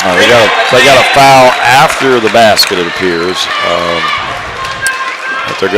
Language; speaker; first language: English; native; English